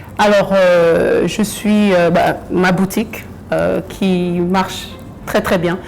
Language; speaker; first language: French; early bilingual, other home language; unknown